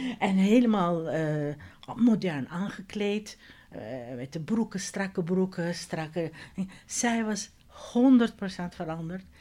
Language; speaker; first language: Dutch; non-native, fluent; Turkish